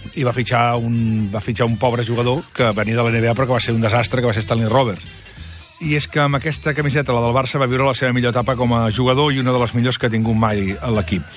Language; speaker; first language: Catalan; native; Catalan